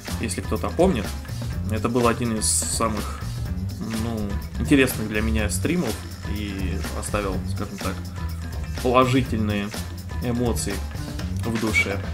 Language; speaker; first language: Russian; non-native, fluent; Romanian